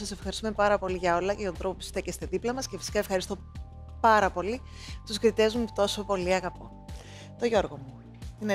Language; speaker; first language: Greek; native; Greek